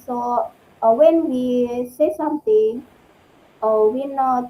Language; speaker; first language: English; non-native, learner; Indonesian